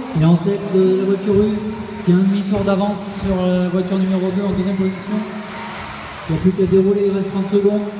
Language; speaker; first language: French; native; French